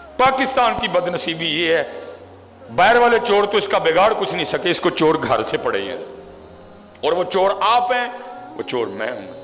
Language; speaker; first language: Urdu; non-native, local second language; Punjabi